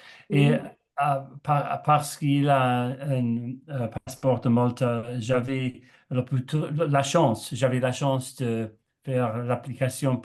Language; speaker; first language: French; non-native, learner; English